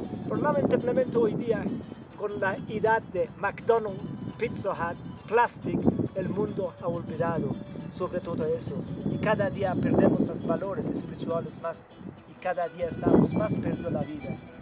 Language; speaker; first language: Spanish; non-native, fluent; Persian